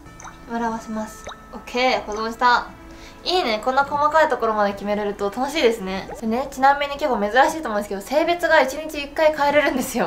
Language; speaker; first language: Japanese; native; Japanese